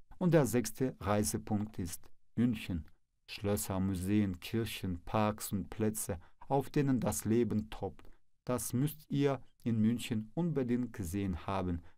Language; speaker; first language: German; non-native, fluent; Russian